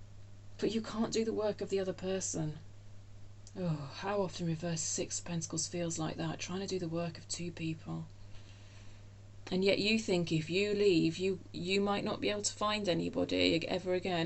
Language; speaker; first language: English; native; English